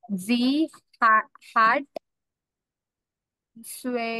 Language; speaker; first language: German; non-native, learner; Marathi